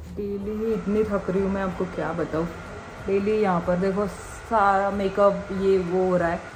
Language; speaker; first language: Hindi; native; Hindi